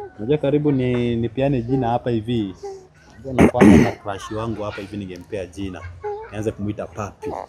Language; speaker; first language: Swahili; native; Swahili